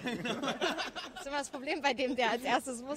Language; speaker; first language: German; native; German